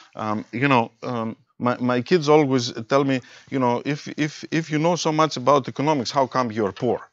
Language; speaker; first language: English; non-native, fluent; Greek